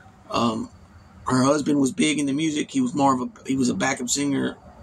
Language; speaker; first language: English; native; English